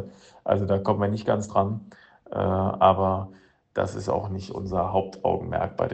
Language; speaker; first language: German; native; German